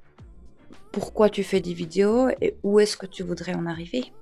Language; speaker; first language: French; native; French